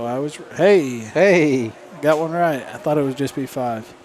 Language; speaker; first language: English; native; English